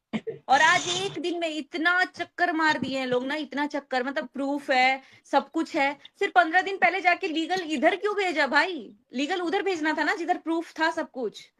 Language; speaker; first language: Hindi; native; Hindi